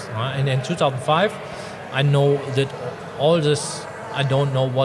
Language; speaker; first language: English; non-native, learner; German